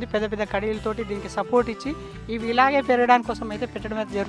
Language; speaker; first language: Telugu; native; Telugu